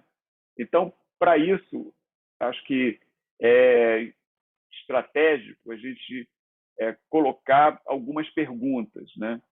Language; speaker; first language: Portuguese; native; Portuguese